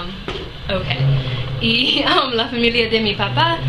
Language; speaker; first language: Spanish; early bilingual, heritage; Spanish